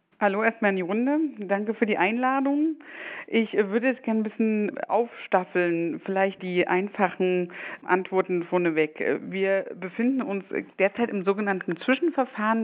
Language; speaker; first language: German; native; German